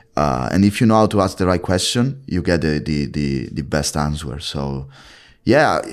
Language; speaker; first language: English; non-native, fluent; Italian